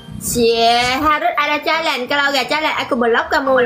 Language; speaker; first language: Indonesian; non-native, learner; Vietnamese